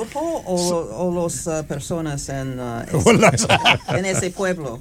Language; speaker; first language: Spanish; non-native, fluent; English